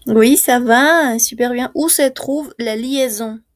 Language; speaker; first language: French; non-native, fluent; Spanish